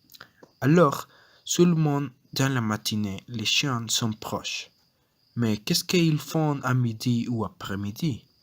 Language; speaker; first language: French; non-native, learner; Spanish